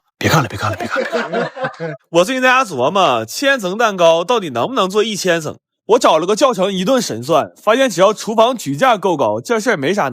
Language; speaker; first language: Chinese; native; Chinese